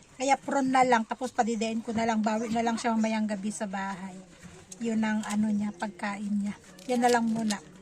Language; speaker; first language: Filipino; native; Filipino